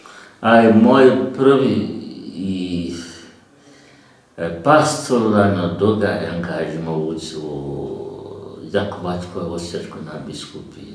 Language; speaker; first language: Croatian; non-native, learner; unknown